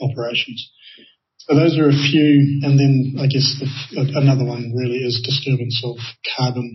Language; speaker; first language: English; native; English